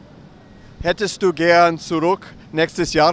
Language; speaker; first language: German; non-native, learner; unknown